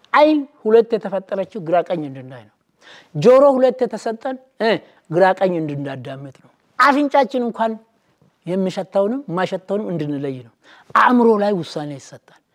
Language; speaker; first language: Amharic; non-native, local second language; Oromo